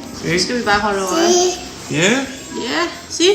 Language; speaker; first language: Danish; non-native, learner; Thai